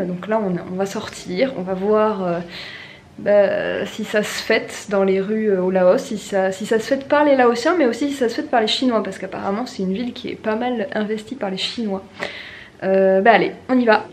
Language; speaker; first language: French; native; French